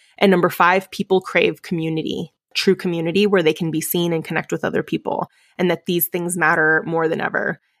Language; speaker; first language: English; early bilingual, other home language; Spanish